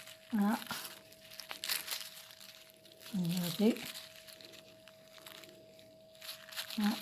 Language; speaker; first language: French; non-native, local second language; Arabic